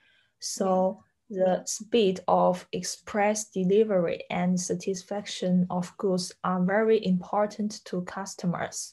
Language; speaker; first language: English; non-native, learner; Chinese